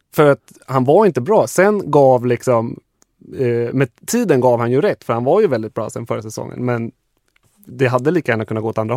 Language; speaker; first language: Swedish; native; Swedish